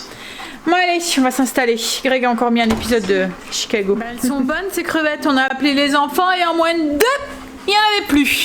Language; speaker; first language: French; native; French